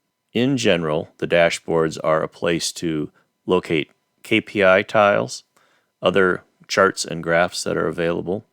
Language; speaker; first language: English; native; English